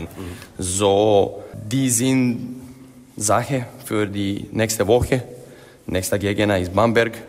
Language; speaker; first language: German; non-native, learner; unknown